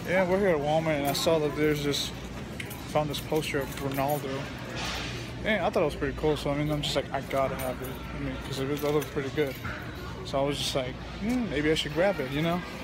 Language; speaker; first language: English; early bilingual, other home language; Spanish